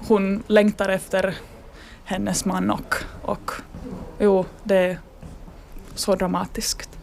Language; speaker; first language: Swedish; non-native, local second language; Finnish